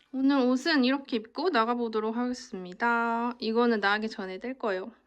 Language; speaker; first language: Korean; native; Korean